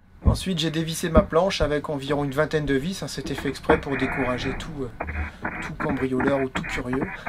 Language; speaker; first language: French; native; French